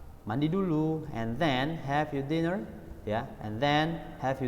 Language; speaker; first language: English; non-native, learner; Indonesian